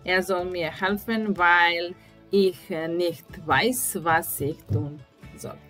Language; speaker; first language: German; non-native, fluent; Serbian